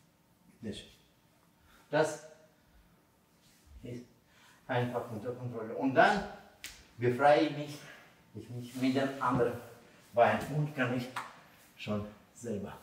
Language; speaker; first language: German; non-native, fluent; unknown